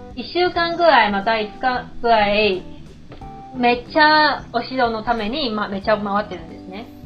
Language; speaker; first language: Japanese; non-native, fluent; Chinese